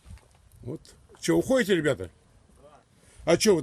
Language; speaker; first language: Russian; native; Russian